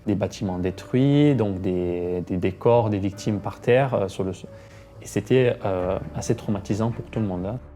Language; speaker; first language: French; non-native, fluent; Arabic